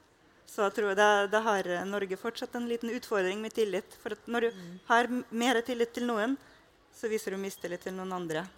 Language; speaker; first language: Norwegian; non-native, fluent; Russian